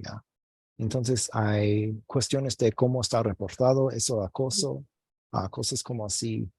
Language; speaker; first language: Spanish; non-native, fluent; English